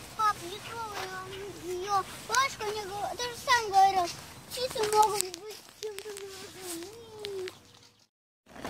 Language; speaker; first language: Russian; native; Russian